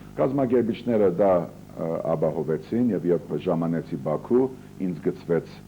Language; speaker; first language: Armenian; early bilingual, heritage; Armenian